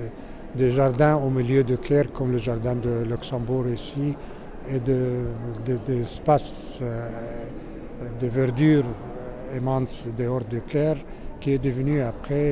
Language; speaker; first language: French; non-native, fluent; Arabic